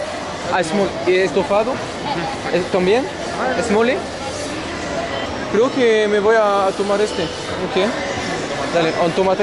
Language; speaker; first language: Spanish; non-native, learner; French